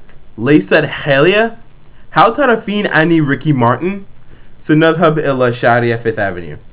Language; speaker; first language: Arabic; non-native, learner; English